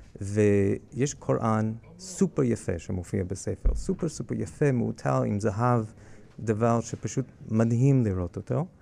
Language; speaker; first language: Hebrew; non-native, fluent; English